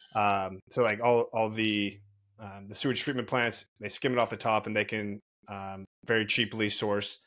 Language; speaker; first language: English; native; English